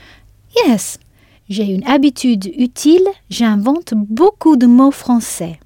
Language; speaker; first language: French; non-native, fluent; English